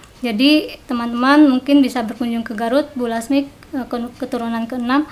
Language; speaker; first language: Indonesian; non-native, local second language; Sundanese